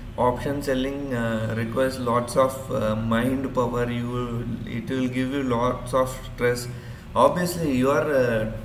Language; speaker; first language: English; non-native, local second language; Urdu